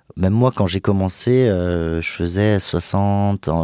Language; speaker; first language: French; native; French